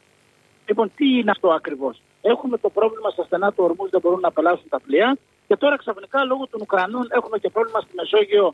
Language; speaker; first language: Greek; native; Greek